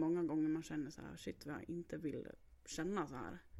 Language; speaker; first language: Swedish; native; Swedish